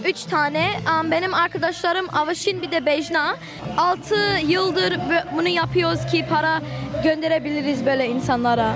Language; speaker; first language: Turkish; early bilingual, heritage; Kurdish